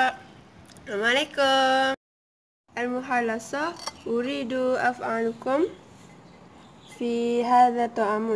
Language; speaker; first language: Arabic; non-native, learner; Malay